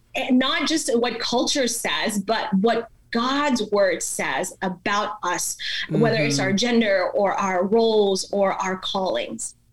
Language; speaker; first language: English; non-native, local second language; Malayalam